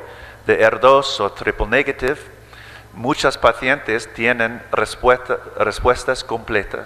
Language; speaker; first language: Spanish; early bilingual, heritage; English